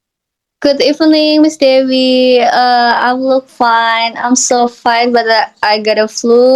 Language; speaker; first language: English; non-native, learner; Indonesian